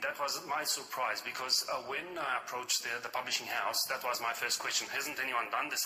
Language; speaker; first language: English; non-native, fluent; Romanian